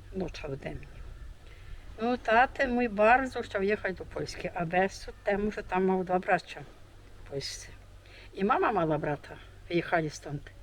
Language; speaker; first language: Polish; early bilingual, heritage; Polish